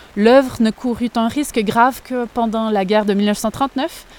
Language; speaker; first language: French; native; French